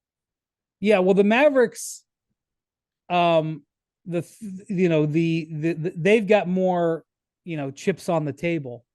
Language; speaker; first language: English; native; English